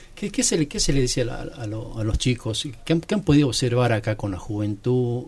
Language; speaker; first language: Spanish; native; Spanish